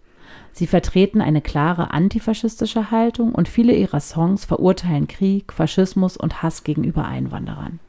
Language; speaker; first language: German; native; German